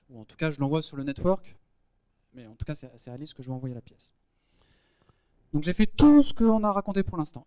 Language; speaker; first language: French; native; French